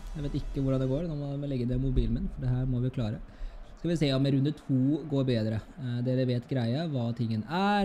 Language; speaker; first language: Norwegian; native; Norwegian